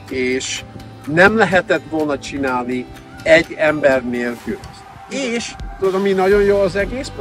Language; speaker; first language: Hungarian; early bilingual, heritage; Hungarian